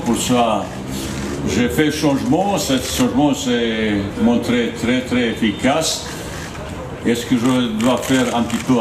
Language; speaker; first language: French; non-native, fluent; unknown